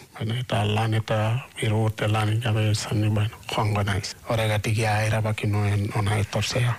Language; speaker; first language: Basque; non-native, fluent; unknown